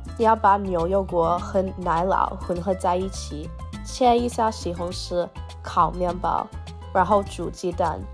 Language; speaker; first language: Chinese; non-native, fluent; English